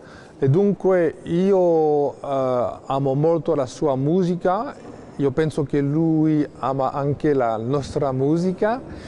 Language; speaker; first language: Italian; non-native, fluent; French